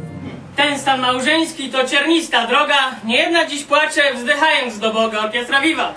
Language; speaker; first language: Polish; native; Polish